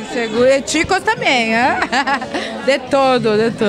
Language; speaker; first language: Spanish; non-native, learner; Portuguese